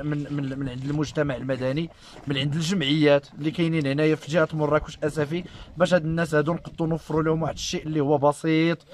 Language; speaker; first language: Arabic; native; Arabic